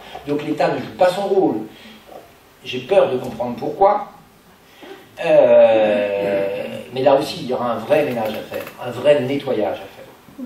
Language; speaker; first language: French; native; French